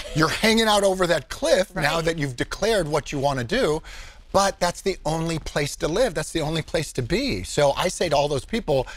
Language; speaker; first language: English; native; English